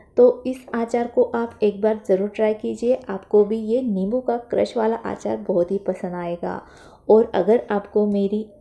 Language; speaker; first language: Hindi; non-native, local second language; Marathi